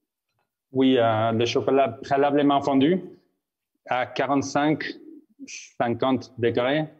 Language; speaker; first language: French; non-native, fluent; Spanish